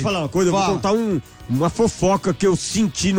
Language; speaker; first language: Portuguese; native; Portuguese